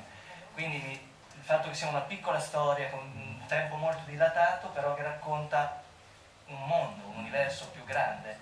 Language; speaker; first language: Italian; native; Italian